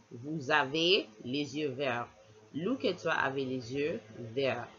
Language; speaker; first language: French; non-native, fluent; English